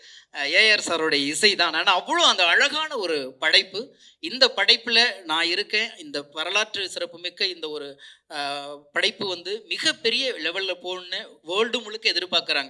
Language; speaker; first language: Tamil; native; Tamil